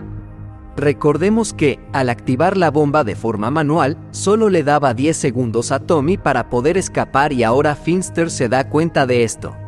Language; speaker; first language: Spanish; native; Spanish